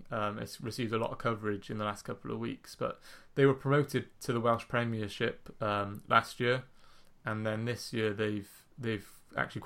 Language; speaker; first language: English; native; English